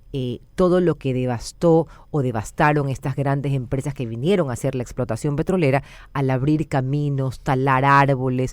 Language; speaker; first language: Spanish; native; Spanish